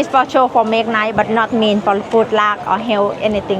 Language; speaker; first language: English; non-native, learner; Thai